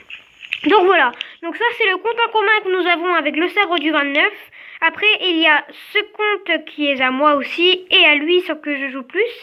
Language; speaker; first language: French; native; French